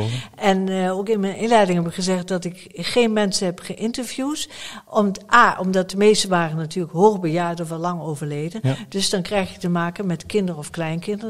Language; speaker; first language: Dutch; native; Dutch